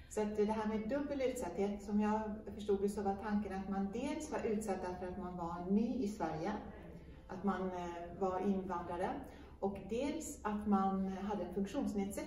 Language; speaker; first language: Swedish; native; Swedish